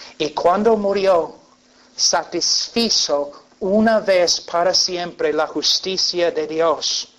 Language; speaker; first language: Spanish; non-native, fluent; English